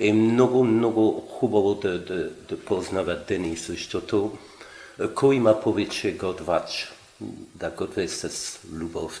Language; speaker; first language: Bulgarian; non-native, learner; French